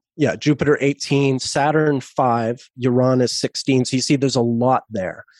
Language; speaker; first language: English; native; English